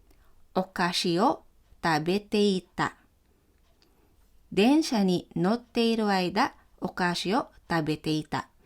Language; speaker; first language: Japanese; non-native, fluent; Filipino